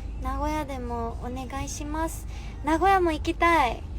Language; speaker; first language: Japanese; non-native, learner; Korean